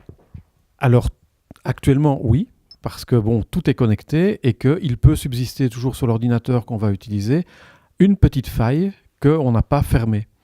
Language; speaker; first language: French; native; French